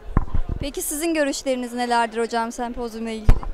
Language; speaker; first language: Turkish; native; Turkish